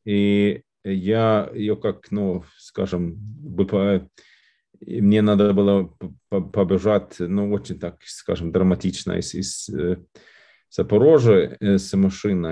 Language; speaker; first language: Russian; non-native, fluent; Lithuanian